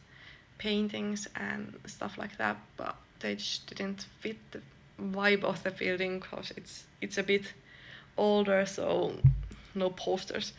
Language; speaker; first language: English; non-native, fluent; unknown